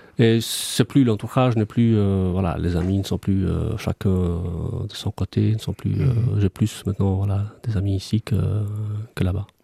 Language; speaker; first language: French; non-native, fluent; Albanian